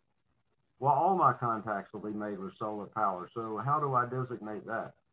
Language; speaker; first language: English; native; English